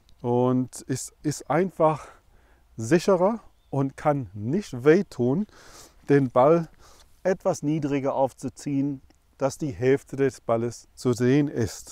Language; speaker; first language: German; non-native, fluent; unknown